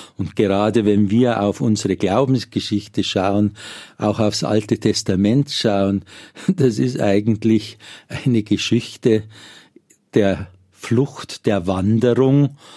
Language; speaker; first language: German; native; German